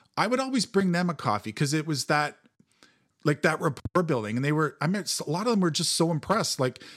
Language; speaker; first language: English; native; English